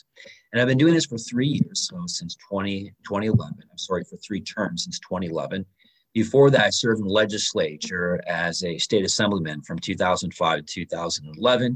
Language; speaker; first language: English; native; English